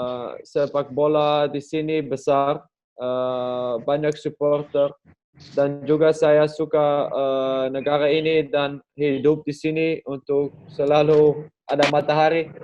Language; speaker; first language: Indonesian; non-native, learner; Dutch